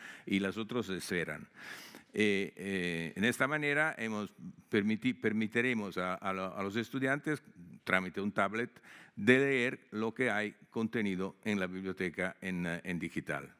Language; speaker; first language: Spanish; non-native, fluent; Italian